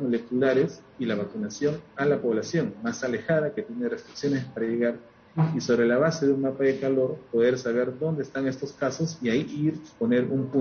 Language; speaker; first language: Spanish; native; Spanish